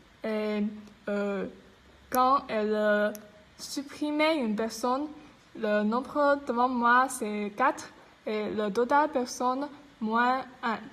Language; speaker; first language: French; non-native, learner; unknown